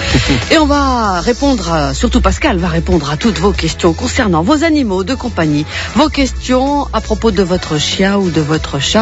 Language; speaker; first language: French; native; French